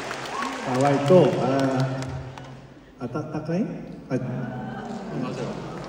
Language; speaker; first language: Japanese; non-native, learner; Korean